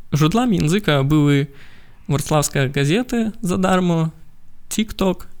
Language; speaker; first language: Polish; non-native, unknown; Belarusian